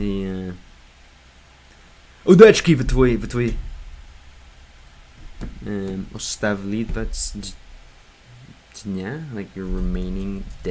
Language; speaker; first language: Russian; non-native, learner; English